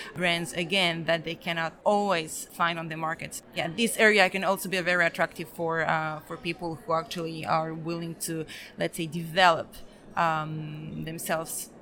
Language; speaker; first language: English; early bilingual, other home language; Serbian